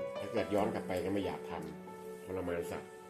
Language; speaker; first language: Thai; native; Thai